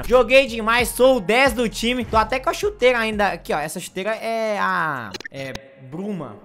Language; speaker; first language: Portuguese; native; Portuguese